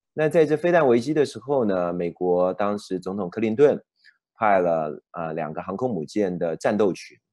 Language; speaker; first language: Chinese; native; Chinese